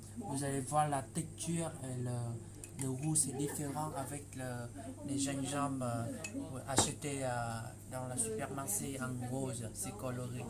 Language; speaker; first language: French; non-native, fluent; Vietnamese